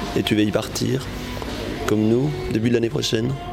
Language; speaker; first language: French; native; French